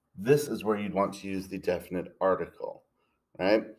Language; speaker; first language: English; native; English